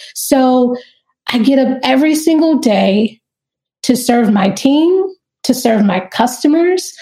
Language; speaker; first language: English; native; English